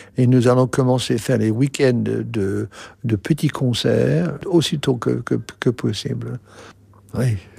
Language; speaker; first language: French; non-native, fluent; English